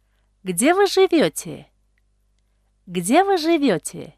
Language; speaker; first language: Russian; non-native, local second language; Tajik